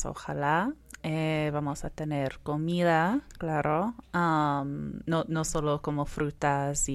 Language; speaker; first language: Spanish; non-native, fluent; English